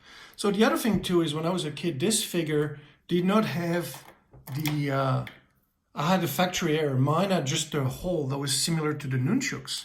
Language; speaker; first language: English; native; English